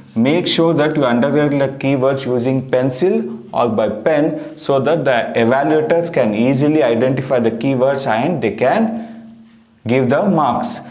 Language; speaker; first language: English; non-native, local second language; Kannada